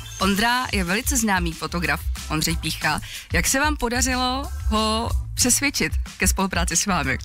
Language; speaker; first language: Czech; native; Czech